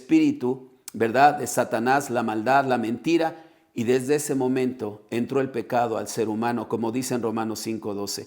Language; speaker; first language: Spanish; native; Spanish